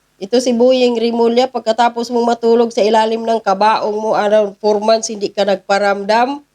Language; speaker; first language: Filipino; non-native, local second language; Cebuano